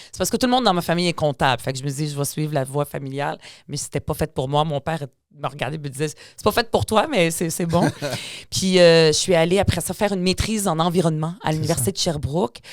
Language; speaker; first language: French; early bilingual, other home language; Arabic